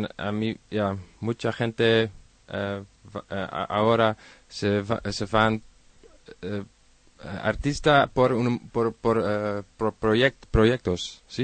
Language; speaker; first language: Spanish; non-native, learner; Dutch